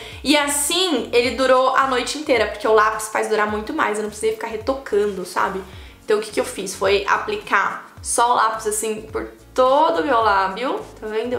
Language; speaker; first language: Portuguese; native; Portuguese